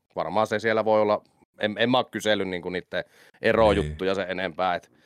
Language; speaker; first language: Finnish; native; Finnish